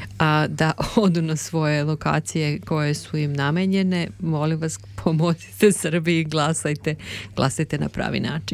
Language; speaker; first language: Serbian; native; Serbian